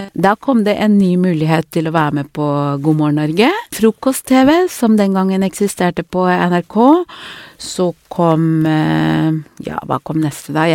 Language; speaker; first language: Norwegian; early bilingual, other home language; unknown